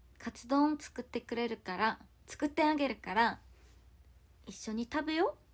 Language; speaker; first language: Japanese; non-native, fluent; Korean